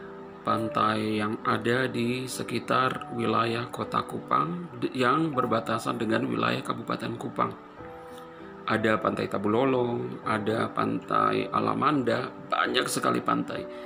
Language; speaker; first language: Indonesian; non-native, fluent; Persian